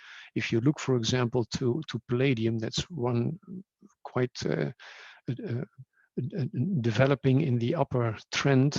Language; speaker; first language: English; non-native, fluent; Dutch